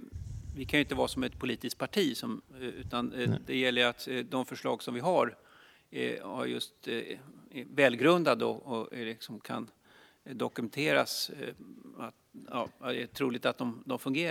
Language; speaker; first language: Swedish; native; Swedish